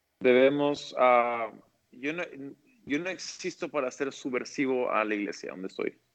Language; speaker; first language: Spanish; early bilingual, other home language; English